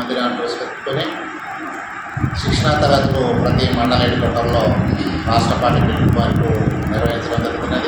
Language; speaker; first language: Telugu; native; Telugu